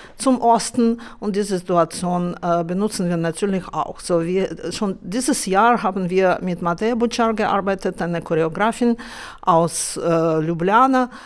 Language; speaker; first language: German; non-native, fluent; Russian